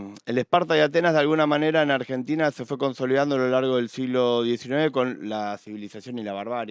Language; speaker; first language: Spanish; native; Spanish